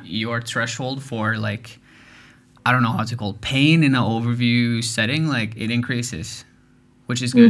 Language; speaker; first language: English; non-native, fluent; Norwegian